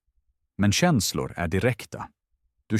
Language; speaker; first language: Swedish; non-native, fluent; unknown